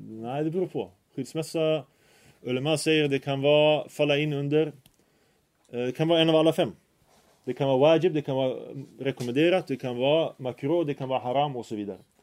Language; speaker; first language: Swedish; early bilingual, other home language; Arabic